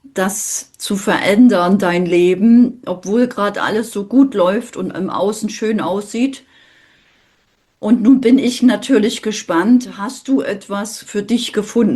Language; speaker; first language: German; native; German